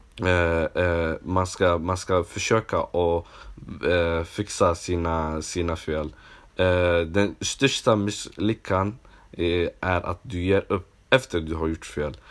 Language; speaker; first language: Swedish; non-native, local second language; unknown